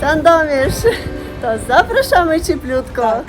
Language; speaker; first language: Polish; non-native, learner; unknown